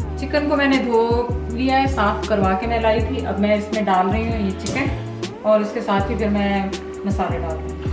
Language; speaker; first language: Urdu; native; Urdu